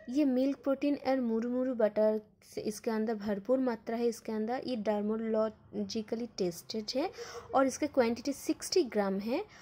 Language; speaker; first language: Hindi; non-native, local second language; Bangla